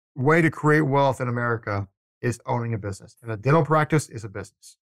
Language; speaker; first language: English; native; English